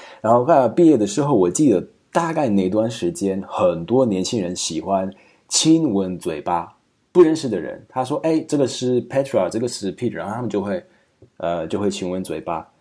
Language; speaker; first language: Chinese; non-native, fluent; Slovak